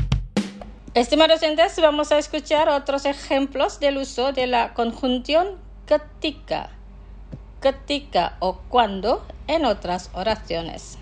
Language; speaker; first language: Spanish; non-native, fluent; Indonesian